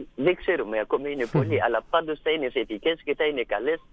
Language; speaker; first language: Greek; non-native, fluent; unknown